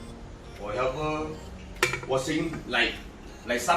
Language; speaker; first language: English; non-native, local second language; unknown